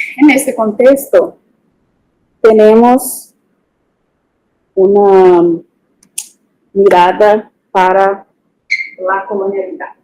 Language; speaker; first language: Spanish; non-native, fluent; Portuguese